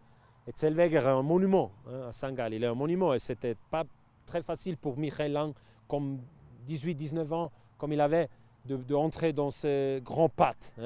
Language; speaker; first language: French; non-native, local second language; Italian